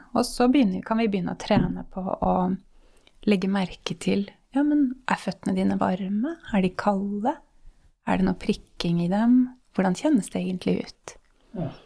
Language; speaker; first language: Norwegian; native; Norwegian